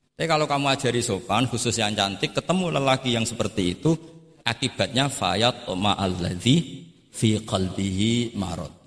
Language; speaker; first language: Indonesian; non-native, local second language; Javanese